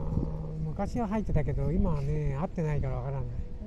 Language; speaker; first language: Japanese; native; Japanese